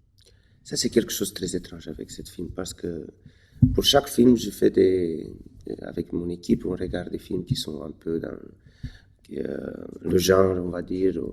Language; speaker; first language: French; non-native, fluent; Romanian